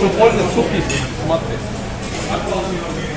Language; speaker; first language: Russian; non-native, learner; Turkish